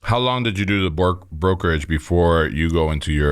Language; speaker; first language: English; native; English